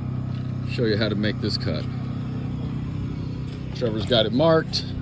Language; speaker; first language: English; native; English